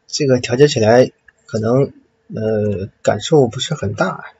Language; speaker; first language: Chinese; native; Chinese